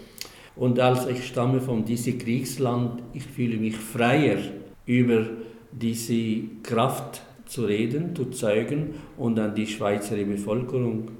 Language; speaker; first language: German; non-native, fluent; Arabic